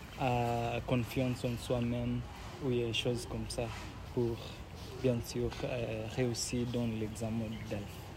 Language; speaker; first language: French; non-native, learner; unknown